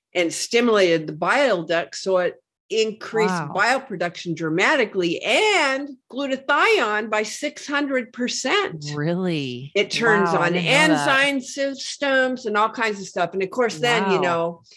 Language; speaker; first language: English; native; English